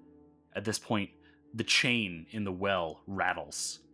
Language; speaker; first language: English; native; English